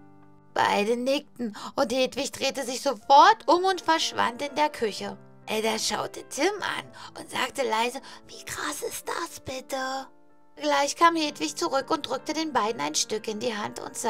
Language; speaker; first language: German; native; German